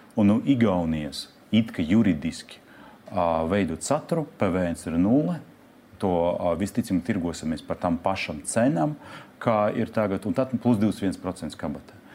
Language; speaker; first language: Latvian; non-native, local second language; Russian